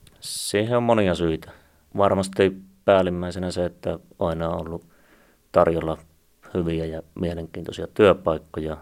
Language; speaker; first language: Finnish; native; Finnish